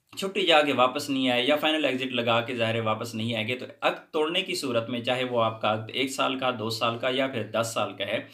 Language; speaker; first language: Hindi; native; Hindi